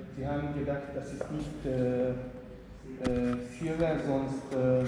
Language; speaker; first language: German; non-native, learner; Hungarian